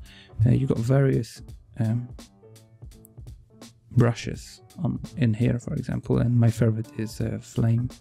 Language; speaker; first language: English; non-native, fluent; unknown